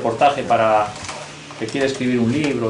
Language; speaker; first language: Spanish; native; Spanish